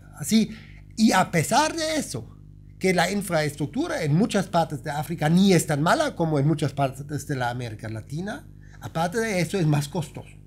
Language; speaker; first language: Spanish; non-native, fluent; German